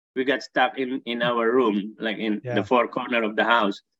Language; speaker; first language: English; non-native, local second language; Filipino